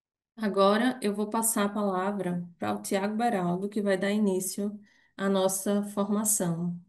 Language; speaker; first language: Portuguese; native; Portuguese